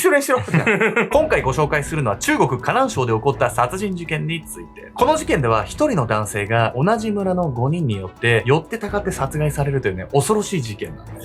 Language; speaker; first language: Japanese; native; Japanese